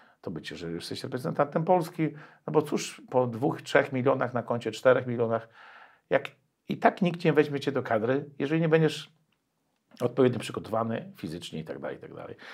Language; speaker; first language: Polish; native; Polish